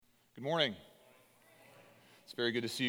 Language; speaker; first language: English; native; English